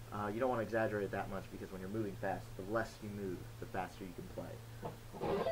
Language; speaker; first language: English; native; English